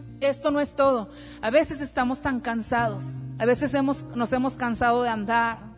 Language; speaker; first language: Spanish; native; Spanish